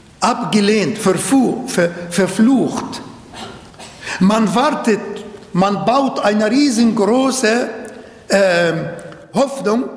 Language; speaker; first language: German; non-native, learner; Arabic